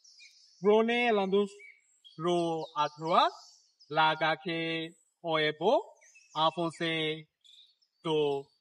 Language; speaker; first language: French; non-native, learner; Bangla